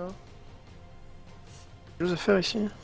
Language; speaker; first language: French; native; French